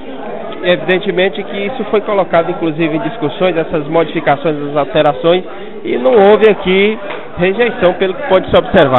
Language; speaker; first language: Portuguese; native; Portuguese